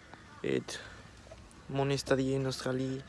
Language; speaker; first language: French; non-native, learner; Spanish